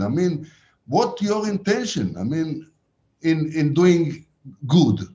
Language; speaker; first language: English; non-native, fluent; Hebrew